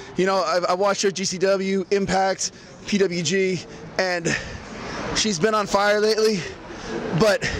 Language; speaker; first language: English; native; English